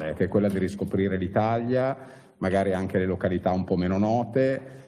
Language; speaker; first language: Italian; native; Italian